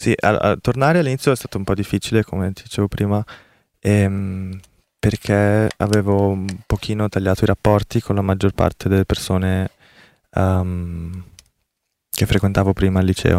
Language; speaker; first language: Italian; early bilingual, other home language; Korean